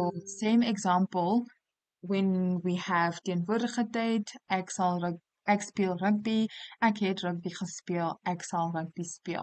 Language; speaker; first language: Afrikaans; non-native, local second language; English